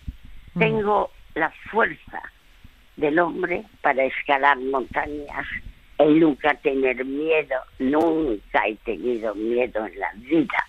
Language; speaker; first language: Spanish; early bilingual, other home language; French